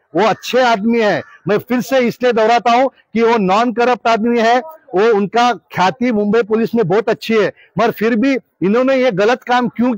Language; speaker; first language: Hindi; non-native, local second language; Marathi